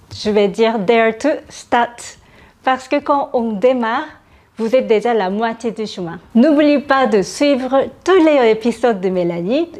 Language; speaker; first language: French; non-native, fluent; Korean